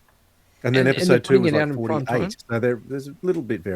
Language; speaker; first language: English; native; English